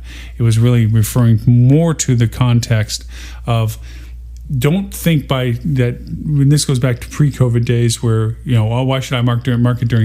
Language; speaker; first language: English; native; English